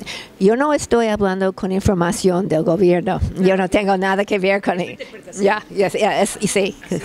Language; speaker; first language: Spanish; non-native, fluent; English